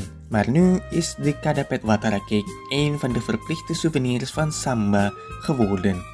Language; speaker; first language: Dutch; non-native, fluent; Indonesian